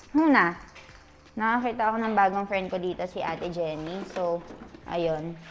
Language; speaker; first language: Filipino; native; Filipino